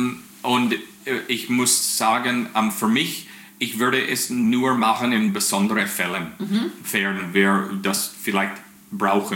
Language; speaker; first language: German; non-native, fluent; English